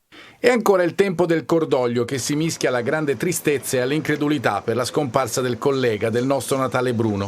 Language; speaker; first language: Italian; native; Italian